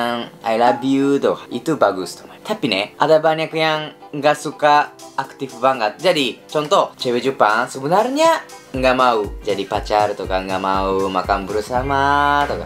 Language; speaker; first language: Indonesian; non-native, learner; Japanese